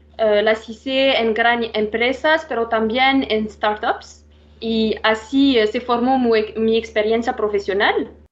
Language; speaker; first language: Spanish; non-native, fluent; Arabic